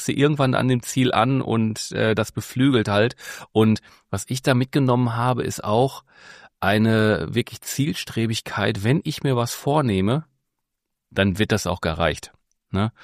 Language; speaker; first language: German; native; German